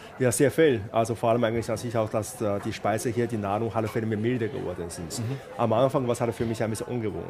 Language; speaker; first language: German; non-native, fluent; Chinese